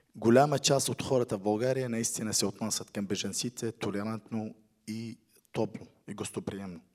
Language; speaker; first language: Bulgarian; non-native, fluent; Arabic